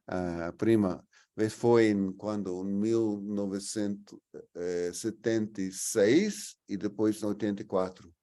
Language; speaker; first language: Portuguese; non-native, fluent; English